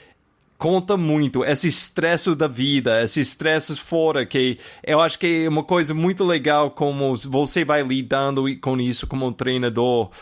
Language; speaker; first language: Portuguese; non-native, fluent; English